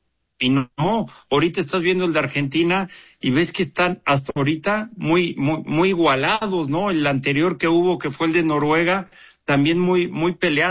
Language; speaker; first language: Spanish; native; Spanish